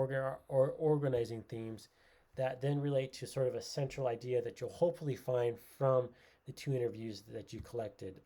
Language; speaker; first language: English; native; English